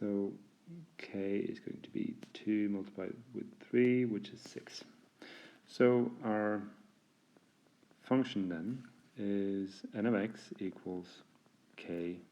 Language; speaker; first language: English; non-native, fluent; Norwegian